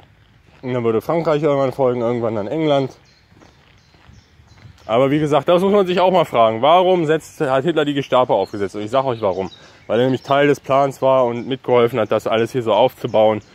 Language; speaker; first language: German; native; German